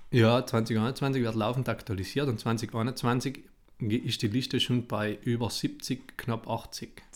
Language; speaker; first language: German; native; German